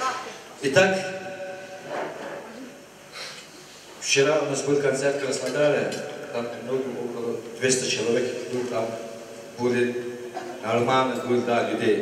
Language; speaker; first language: Russian; non-native, local second language; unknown